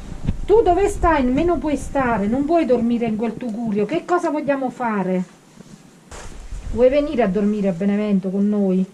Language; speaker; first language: Italian; native; Italian